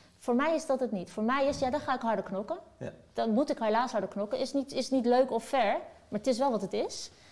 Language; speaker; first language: Dutch; early bilingual, other home language; Turkish